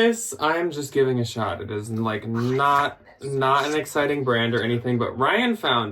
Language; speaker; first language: English; native; English